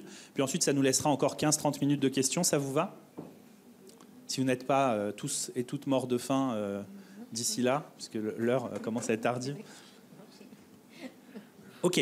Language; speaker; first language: French; native; French